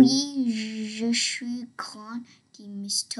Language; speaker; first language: French; non-native, learner; English